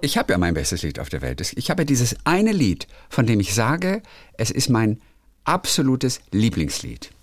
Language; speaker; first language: German; native; German